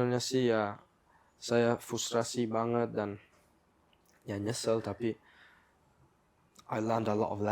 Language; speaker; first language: Indonesian; early bilingual, heritage; English